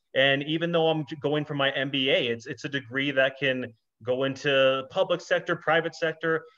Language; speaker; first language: English; native; English